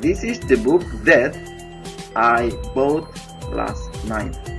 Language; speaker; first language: English; non-native, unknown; Indonesian